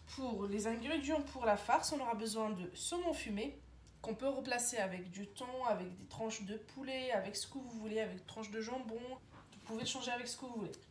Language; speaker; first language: French; non-native, local second language; Arabic